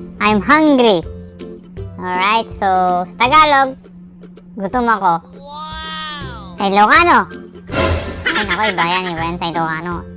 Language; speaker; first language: Filipino; non-native, local second language; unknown